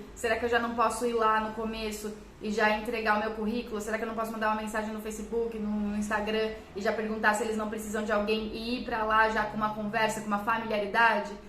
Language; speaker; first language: Portuguese; native; Portuguese